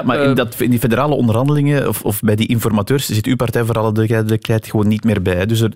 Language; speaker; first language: Dutch; native; Dutch